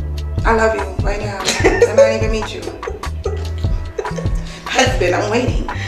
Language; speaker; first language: English; native; English